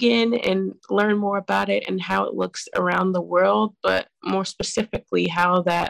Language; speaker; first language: English; native; English